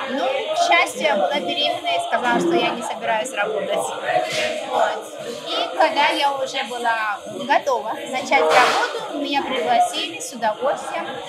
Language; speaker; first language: Russian; native; Russian